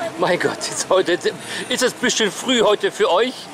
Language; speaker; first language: German; native; German